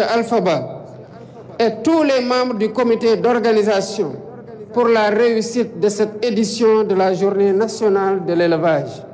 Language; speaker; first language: French; non-native, local second language; Wolof